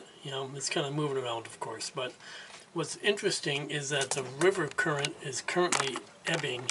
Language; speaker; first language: English; native; English